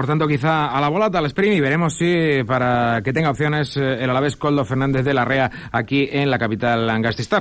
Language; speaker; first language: Spanish; native; Spanish